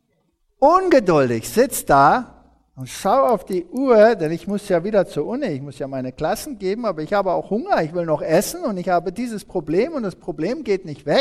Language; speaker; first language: German; early bilingual, heritage; German